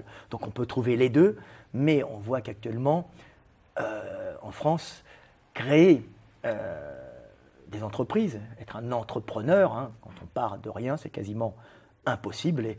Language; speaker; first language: French; native; French